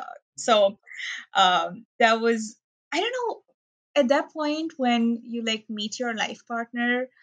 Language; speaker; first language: English; non-native, local second language; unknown